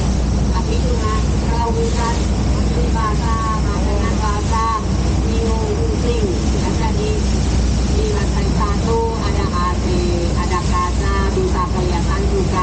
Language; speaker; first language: Indonesian; non-native, fluent; Thai